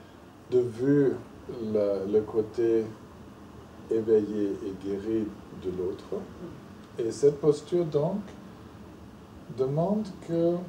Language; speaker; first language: French; non-native, fluent; German